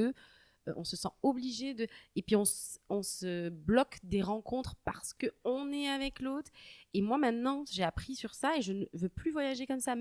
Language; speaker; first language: French; native; French